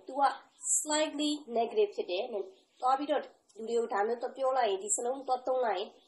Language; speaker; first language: English; non-native, fluent; Burmese